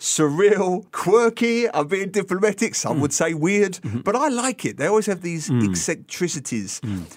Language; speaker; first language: English; native; English